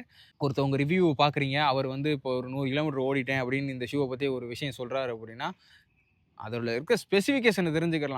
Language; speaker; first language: Tamil; native; Tamil